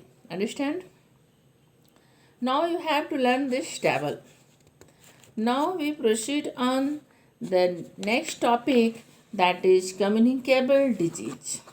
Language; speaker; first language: English; non-native, local second language; Hindi